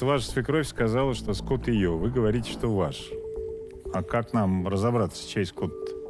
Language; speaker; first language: Russian; native; Russian